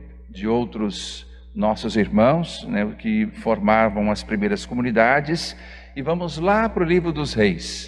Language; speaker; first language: Portuguese; native; Portuguese